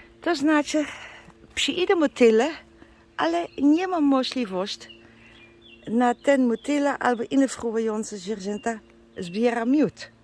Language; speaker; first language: Polish; non-native, learner; Dutch